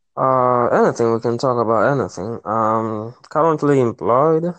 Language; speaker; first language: English; non-native, local second language; Swahili